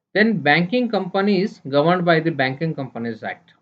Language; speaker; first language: English; non-native, local second language; Kannada